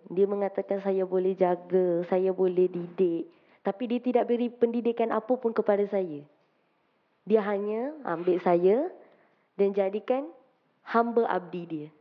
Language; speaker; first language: Malay; non-native, local second language; Tamil